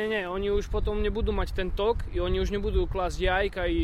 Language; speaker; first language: Polish; non-native, learner; Slovak